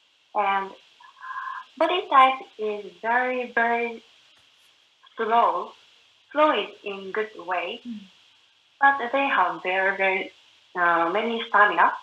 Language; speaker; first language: English; non-native, learner; Japanese